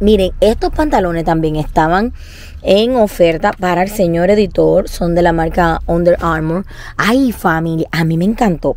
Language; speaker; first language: Spanish; native; Spanish